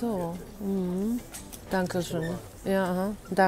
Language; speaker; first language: German; non-native, learner; Polish